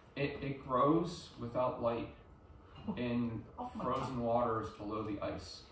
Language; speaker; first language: English; native; English